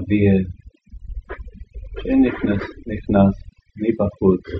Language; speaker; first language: Hebrew; non-native, fluent; English